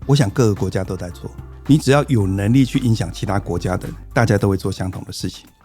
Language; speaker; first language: Chinese; native; Chinese